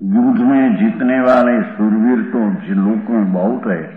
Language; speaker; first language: Hindi; non-native, local second language; Gujarati